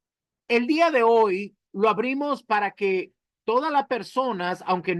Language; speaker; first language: Spanish; native; Spanish